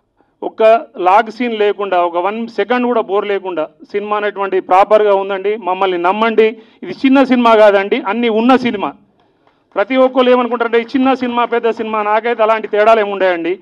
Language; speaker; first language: Telugu; native; Telugu